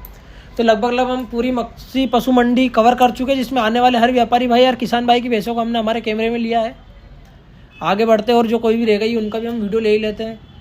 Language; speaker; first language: Hindi; native; Hindi